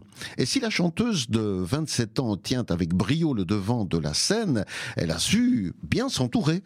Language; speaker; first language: French; native; French